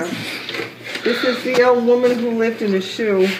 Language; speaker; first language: English; native; English